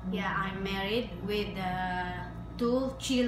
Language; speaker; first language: English; non-native, learner; Hiligaynon